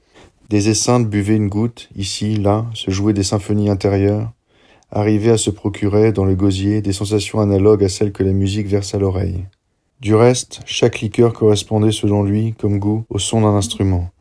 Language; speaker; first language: French; native; French